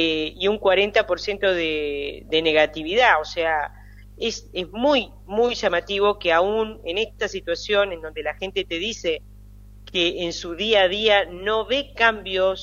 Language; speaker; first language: Spanish; native; Spanish